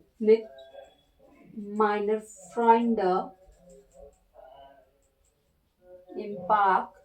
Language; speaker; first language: German; non-native, learner; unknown